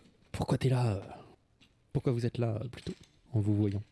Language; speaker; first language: French; native; French